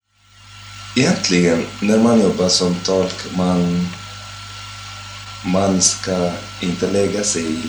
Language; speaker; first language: Swedish; non-native, fluent; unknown